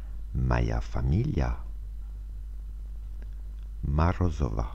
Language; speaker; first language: Russian; non-native, fluent; French